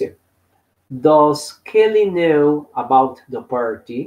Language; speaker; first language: English; non-native, fluent; Spanish